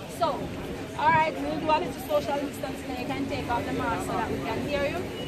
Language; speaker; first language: English; native; English